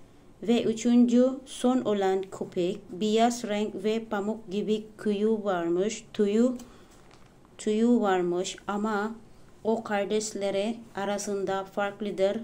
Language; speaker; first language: Turkish; non-native, learner; Filipino